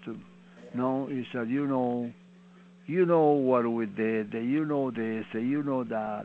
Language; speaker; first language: English; non-native, learner; Italian